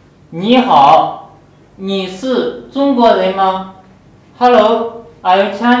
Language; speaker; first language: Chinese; non-native, fluent; Urdu